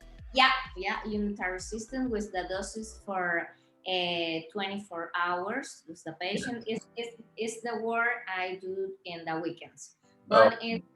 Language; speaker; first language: English; non-native, learner; Spanish